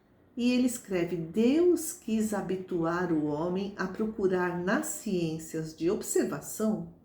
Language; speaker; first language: Portuguese; native; Portuguese